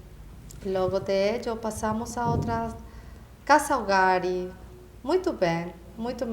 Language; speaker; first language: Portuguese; non-native, learner; Spanish